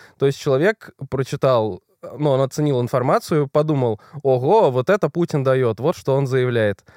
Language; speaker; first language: Russian; native; Russian